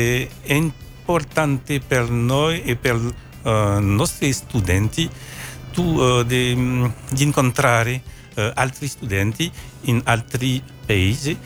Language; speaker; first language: Italian; non-native, learner; French